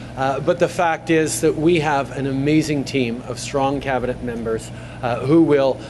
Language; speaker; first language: English; native; English